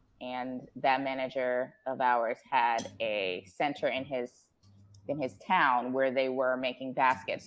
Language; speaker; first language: English; native; English